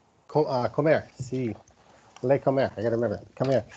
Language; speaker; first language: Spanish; non-native, learner; English